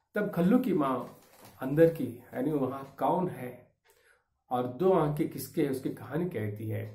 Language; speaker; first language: Hindi; non-native, local second language; Kannada